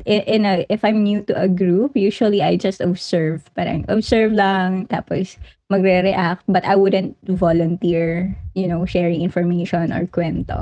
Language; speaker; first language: English; non-native, local second language; Waray